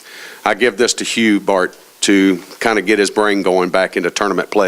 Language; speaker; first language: English; native; English